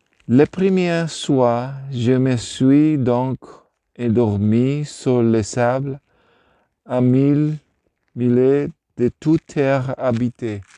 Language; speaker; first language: French; non-native, learner; Spanish